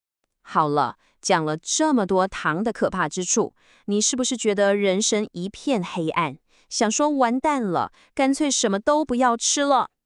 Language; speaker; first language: Chinese; native; Chinese